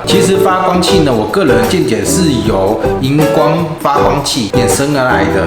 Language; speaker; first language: Chinese; native; Chinese